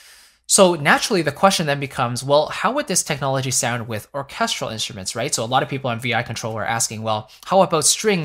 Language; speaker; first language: English; native; English